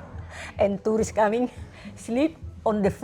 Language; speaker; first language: English; non-native, learner; Batak Toba